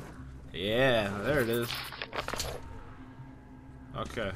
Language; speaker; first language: English; native; English